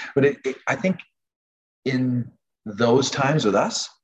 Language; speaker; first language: English; non-native, fluent; French